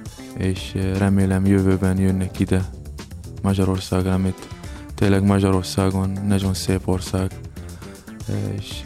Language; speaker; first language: Hungarian; non-native, learner; Arabic